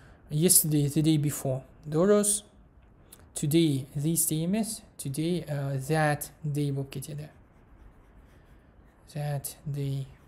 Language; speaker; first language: English; non-native, fluent; Kazakh